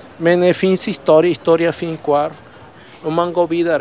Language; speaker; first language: Swedish; early bilingual, other home language; Spanish